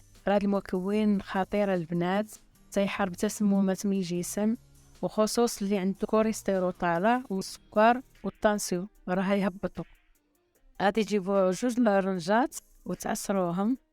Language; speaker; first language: Arabic; native; Arabic